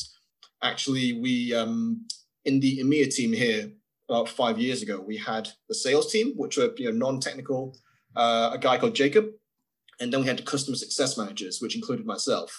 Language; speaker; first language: English; native; English